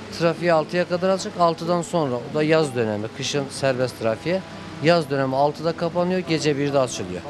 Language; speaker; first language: Turkish; native; Turkish